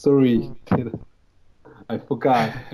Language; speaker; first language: English; non-native, learner; Korean